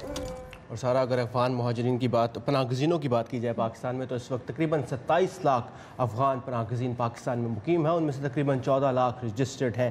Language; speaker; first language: Urdu; native; Urdu